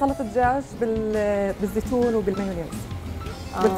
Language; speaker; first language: Arabic; native; Arabic